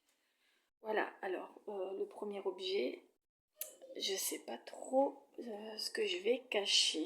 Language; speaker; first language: French; native; French